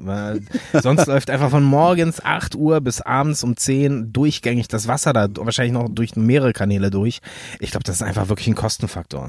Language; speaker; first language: German; native; German